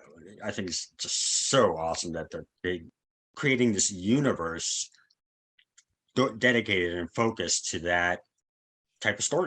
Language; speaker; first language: English; native; English